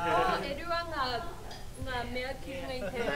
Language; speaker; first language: Māori; non-native, learner; English